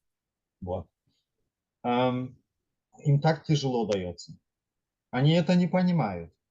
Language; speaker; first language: Russian; non-native, fluent; German